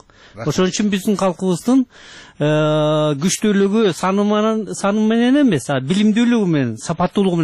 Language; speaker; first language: Kyrgyz; native; Kyrgyz